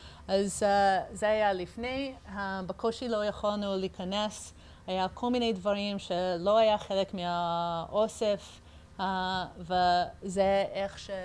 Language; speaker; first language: Hebrew; early bilingual, heritage; English